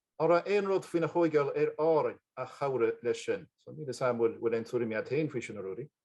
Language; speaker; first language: Irish; native; Irish